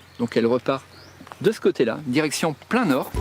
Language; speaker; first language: French; native; French